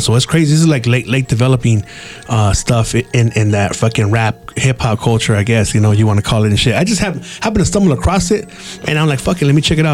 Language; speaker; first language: English; early bilingual, other home language; Spanish